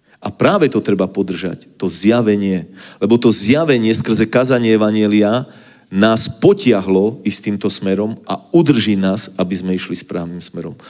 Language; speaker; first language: Slovak; native; Slovak